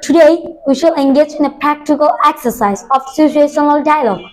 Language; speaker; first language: English; non-native, learner; Bangla